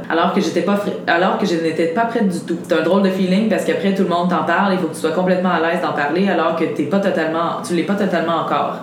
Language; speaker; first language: French; native; French